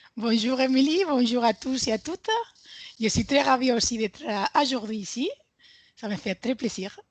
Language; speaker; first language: French; non-native, fluent; Spanish